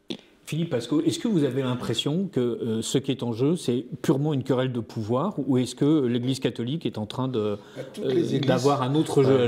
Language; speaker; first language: French; native; French